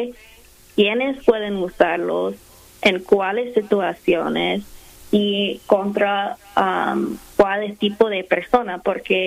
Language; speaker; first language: Spanish; non-native, fluent; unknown